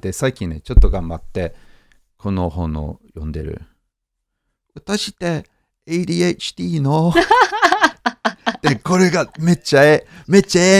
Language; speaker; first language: Japanese; non-native, fluent; English